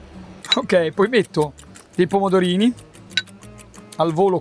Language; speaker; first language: Italian; native; Italian